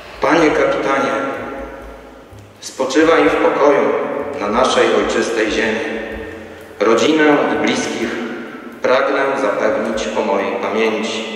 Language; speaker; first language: Polish; native; Polish